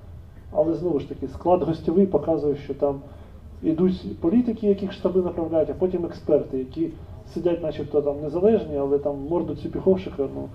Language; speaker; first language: Ukrainian; native; Ukrainian